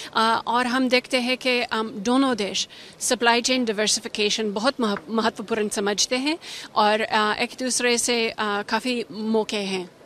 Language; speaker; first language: Hindi; non-native, fluent; English